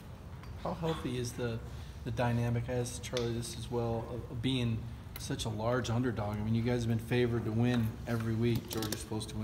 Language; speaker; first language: English; native; English